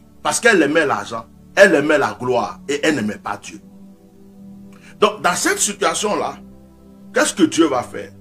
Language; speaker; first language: French; non-native, local second language; Baoulé